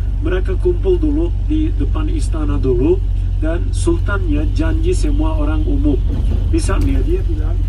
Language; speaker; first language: Indonesian; non-native, fluent; Turkish